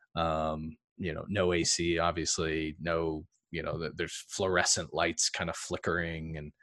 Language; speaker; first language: English; native; English